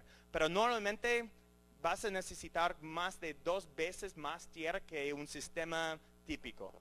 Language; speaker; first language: Spanish; non-native, learner; English